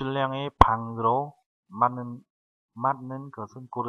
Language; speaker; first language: Korean; non-native, fluent; Vietnamese